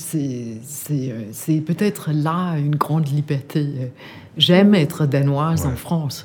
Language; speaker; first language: French; non-native, fluent; Danish